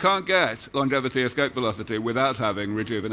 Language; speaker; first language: English; native; English